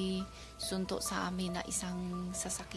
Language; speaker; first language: Filipino; non-native, learner; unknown